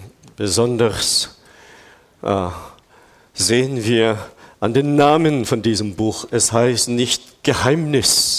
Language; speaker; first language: German; non-native, fluent; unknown